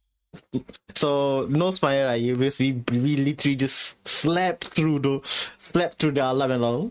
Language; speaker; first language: English; non-native, local second language; Malay